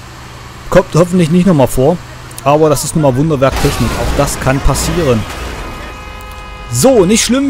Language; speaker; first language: German; native; German